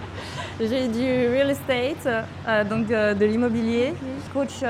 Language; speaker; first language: French; native; French